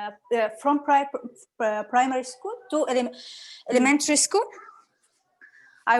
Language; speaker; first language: English; non-native, learner; Arabic